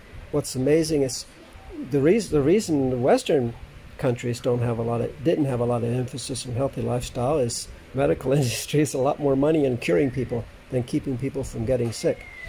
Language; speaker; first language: English; native; English